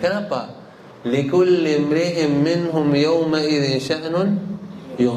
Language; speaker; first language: Indonesian; non-native, learner; Arabic